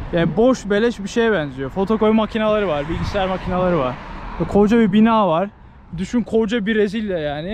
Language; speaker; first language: Turkish; native; Turkish